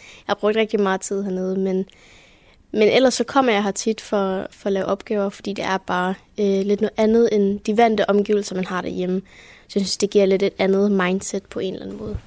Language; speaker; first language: Danish; early bilingual, heritage; Danish